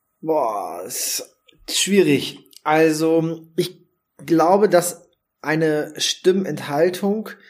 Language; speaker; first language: German; native; German